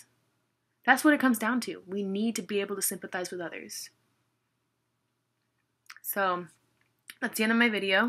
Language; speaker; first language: English; native; English